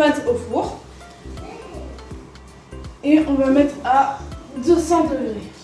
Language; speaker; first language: French; native; French